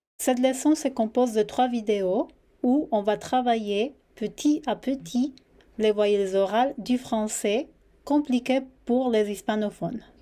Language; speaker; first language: French; non-native, fluent; Spanish